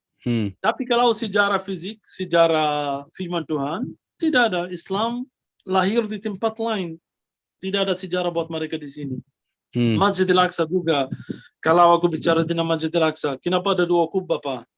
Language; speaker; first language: Indonesian; non-native, fluent; Arabic